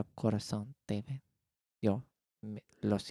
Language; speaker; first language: Spanish; non-native, learner; English